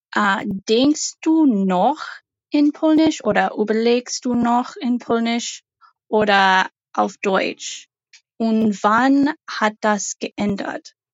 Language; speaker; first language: German; native; German